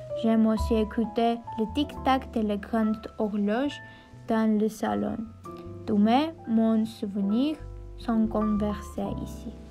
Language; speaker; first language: French; non-native, learner; Armenian